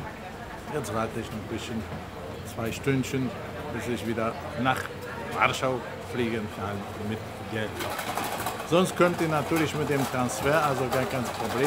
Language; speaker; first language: German; non-native, fluent; Polish